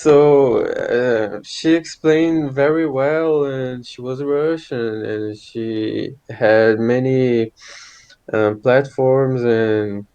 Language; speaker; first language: English; non-native, fluent; Portuguese